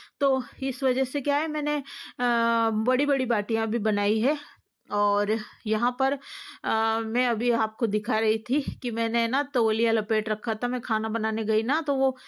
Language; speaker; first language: Hindi; native; Hindi